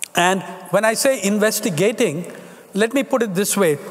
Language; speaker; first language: English; non-native, local second language; Tamil